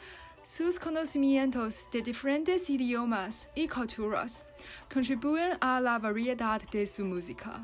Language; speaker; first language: Spanish; non-native, fluent; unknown